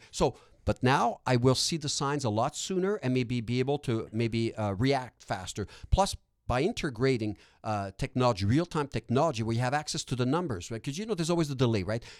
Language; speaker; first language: English; non-native, fluent; French